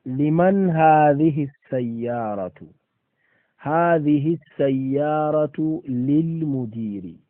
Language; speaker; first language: Arabic; non-native, fluent; Fula